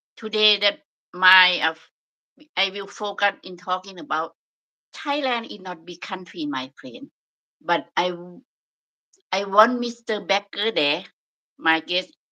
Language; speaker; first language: English; non-native, learner; Thai